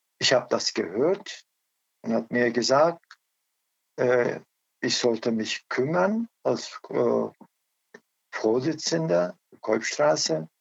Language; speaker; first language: German; non-native, learner; Turkish